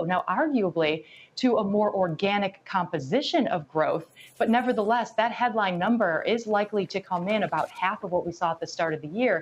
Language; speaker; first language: English; native; English